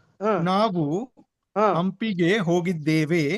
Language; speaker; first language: Kannada; non-native, learner; English